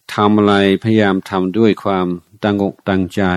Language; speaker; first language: Thai; non-native, fluent; English